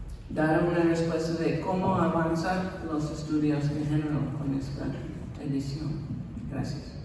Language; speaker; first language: Spanish; non-native, fluent; English